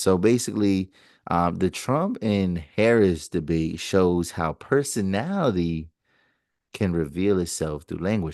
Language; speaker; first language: English; native; English